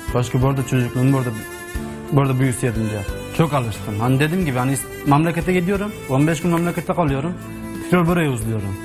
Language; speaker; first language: Turkish; non-native, fluent; Persian